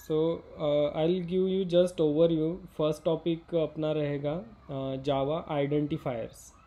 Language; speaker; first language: Hindi; non-native, local second language; Marathi